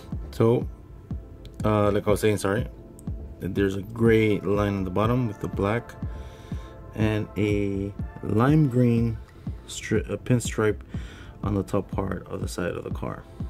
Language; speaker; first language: English; early bilingual, other home language; Spanish